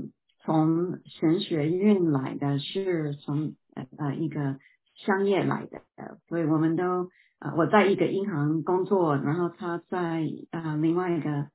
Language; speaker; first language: Chinese; non-native, fluent; English